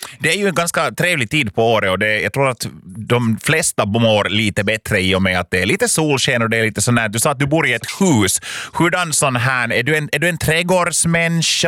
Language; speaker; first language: Swedish; native; Swedish